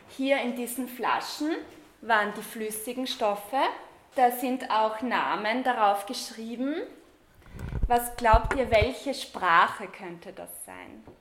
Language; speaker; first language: German; native; German